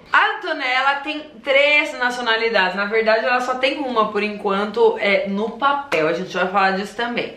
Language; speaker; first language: Portuguese; native; Portuguese